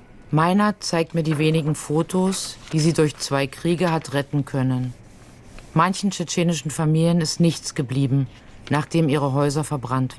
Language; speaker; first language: German; native; German